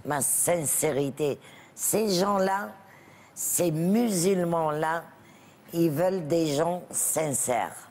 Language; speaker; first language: French; non-native, local second language; Arabic